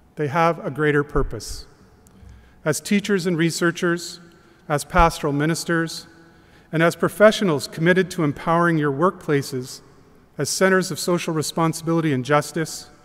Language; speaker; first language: English; native; English